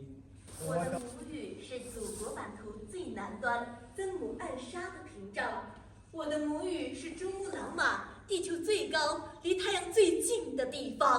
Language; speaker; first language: Chinese; non-native, learner; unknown